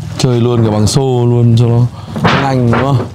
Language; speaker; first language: Vietnamese; native; Vietnamese